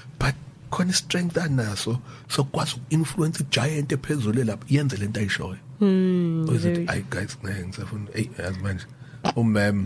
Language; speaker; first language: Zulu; native; Zulu